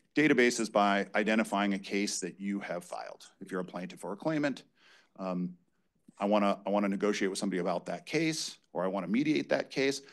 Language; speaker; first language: English; native; English